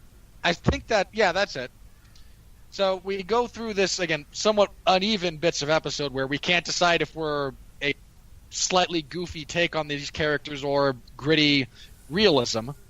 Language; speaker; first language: English; native; English